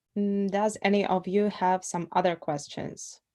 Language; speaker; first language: English; non-native, fluent; Russian